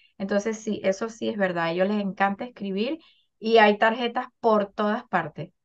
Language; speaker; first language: Spanish; native; Spanish